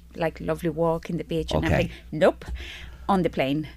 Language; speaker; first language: English; non-native, fluent; Spanish